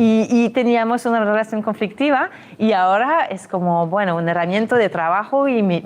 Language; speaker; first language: Spanish; non-native, fluent; French